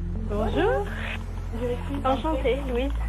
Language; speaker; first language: French; native; French